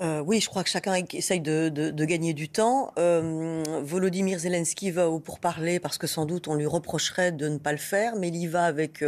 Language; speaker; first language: French; native; French